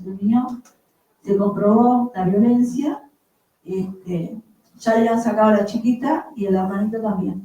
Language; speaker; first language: Spanish; native; Spanish